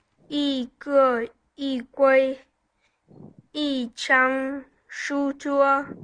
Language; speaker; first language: Chinese; non-native, learner; Vietnamese